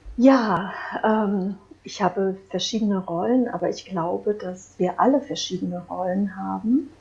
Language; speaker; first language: German; early bilingual, other home language; Croatian